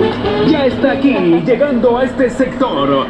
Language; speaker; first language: Spanish; native; Spanish